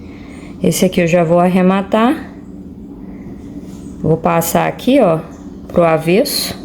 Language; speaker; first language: Portuguese; native; Portuguese